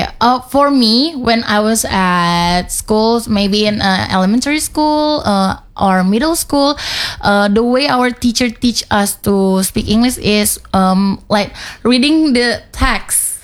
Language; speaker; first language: English; non-native, fluent; Indonesian